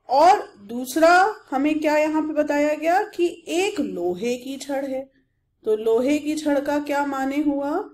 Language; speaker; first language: Hindi; native; Hindi